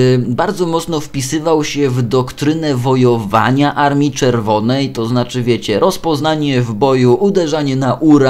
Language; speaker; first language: Polish; native; Polish